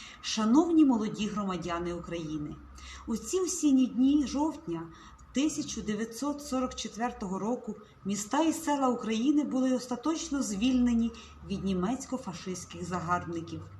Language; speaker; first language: Ukrainian; native; Ukrainian